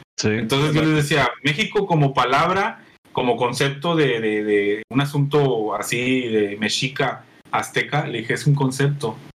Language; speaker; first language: Spanish; native; Spanish